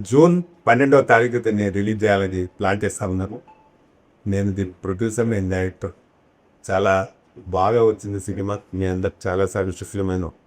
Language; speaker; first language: Telugu; native; Telugu